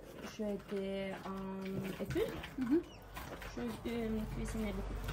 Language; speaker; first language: French; non-native, learner; Norwegian